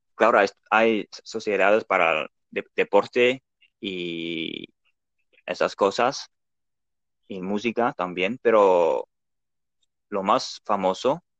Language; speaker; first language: Spanish; non-native, fluent; Dutch